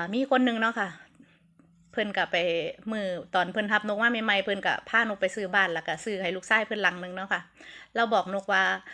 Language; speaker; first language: Thai; native; Thai